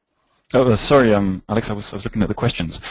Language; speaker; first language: English; native; English